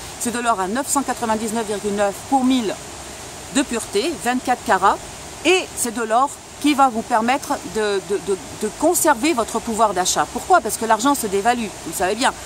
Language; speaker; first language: French; non-native, local second language; Spanish